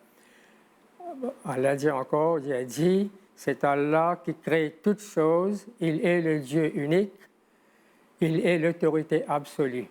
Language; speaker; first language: French; non-native, local second language; Morisyen